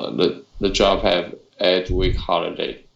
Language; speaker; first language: English; non-native, learner; Chinese